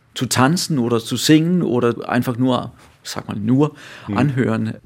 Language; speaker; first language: German; non-native, learner; Danish